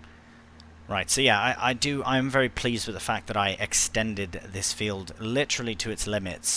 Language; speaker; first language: English; native; English